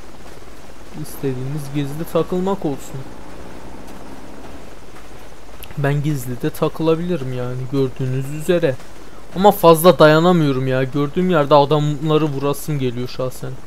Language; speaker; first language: Turkish; native; Turkish